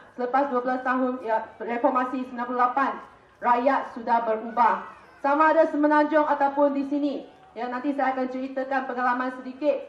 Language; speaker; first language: Malay; non-native, local second language; Chinese